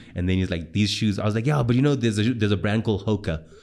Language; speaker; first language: English; native; English